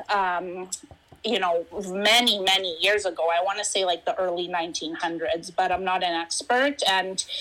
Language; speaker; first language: English; early bilingual, other home language; Italian